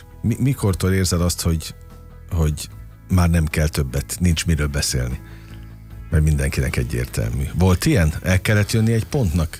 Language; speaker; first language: Hungarian; native; Hungarian